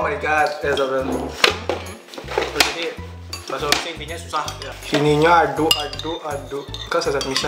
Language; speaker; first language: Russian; non-native, learner; Indonesian